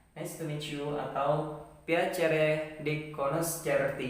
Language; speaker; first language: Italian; non-native, learner; Indonesian